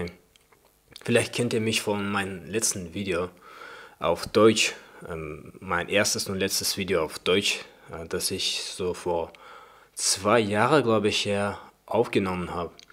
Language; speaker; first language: German; early bilingual, other home language; Chechen